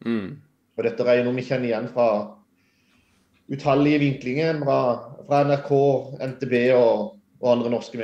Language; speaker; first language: Norwegian; native; Norwegian